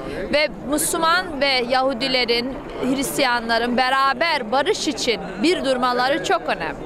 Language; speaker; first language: Turkish; early bilingual, heritage; Turkish